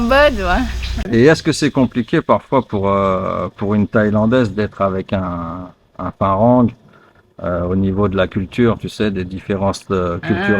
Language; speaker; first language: French; native; French